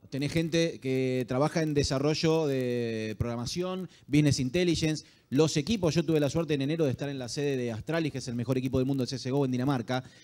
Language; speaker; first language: Spanish; native; Spanish